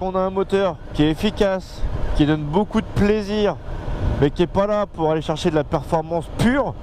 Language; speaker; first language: French; native; French